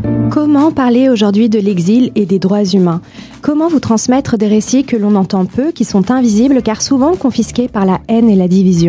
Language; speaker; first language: French; native; French